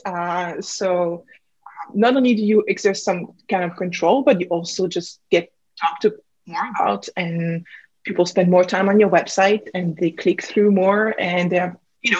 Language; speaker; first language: English; non-native, fluent; French